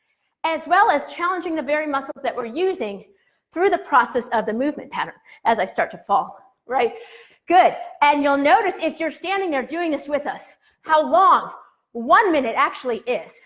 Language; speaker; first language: English; native; English